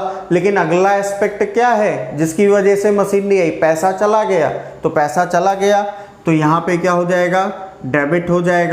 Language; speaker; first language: Hindi; native; Hindi